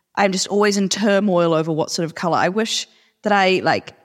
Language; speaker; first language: English; native; English